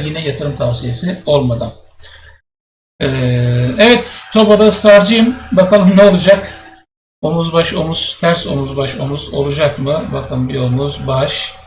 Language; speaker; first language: Turkish; native; Turkish